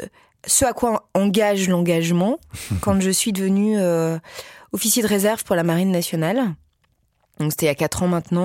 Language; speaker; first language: French; native; French